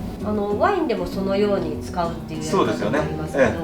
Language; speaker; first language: Japanese; native; Japanese